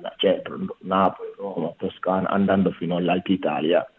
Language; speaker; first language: Italian; non-native, fluent; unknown